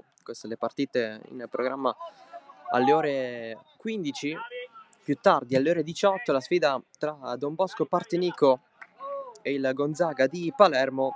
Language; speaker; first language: Italian; native; Italian